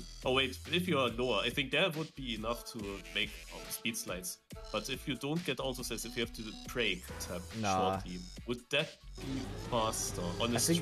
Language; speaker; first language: English; non-native, learner; German